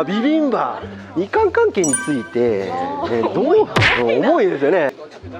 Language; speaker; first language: Japanese; non-native, fluent; Korean